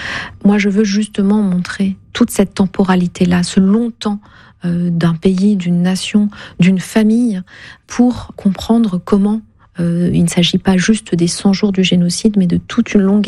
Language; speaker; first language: French; non-native, local second language; Kinyarwanda